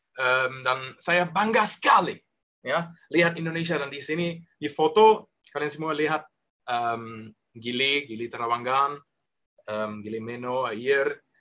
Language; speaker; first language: Indonesian; non-native, learner; German